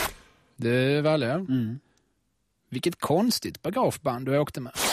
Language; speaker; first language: Swedish; native; Swedish